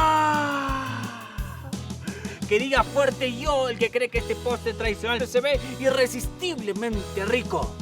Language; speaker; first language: Spanish; native; Spanish